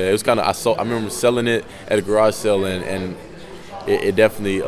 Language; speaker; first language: English; native; English